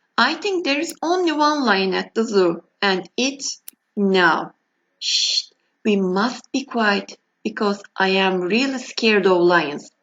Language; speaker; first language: English; non-native, fluent; Turkish